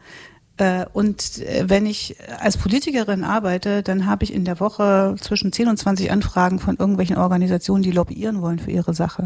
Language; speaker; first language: German; native; German